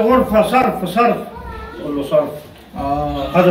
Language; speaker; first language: Arabic; native; Arabic